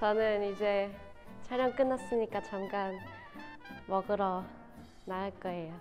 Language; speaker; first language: Korean; non-native, fluent; Thai